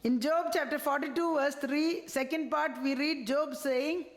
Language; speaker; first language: English; non-native, local second language; Tamil